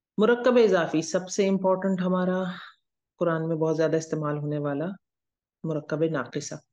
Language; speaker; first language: Urdu; native; Urdu